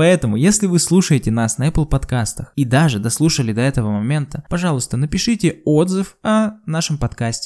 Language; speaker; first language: Russian; native; Russian